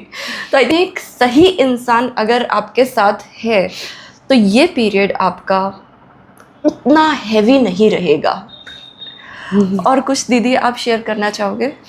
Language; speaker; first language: Hindi; native; Hindi